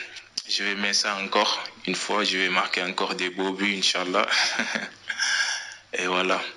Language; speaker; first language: French; non-native, local second language; Wolof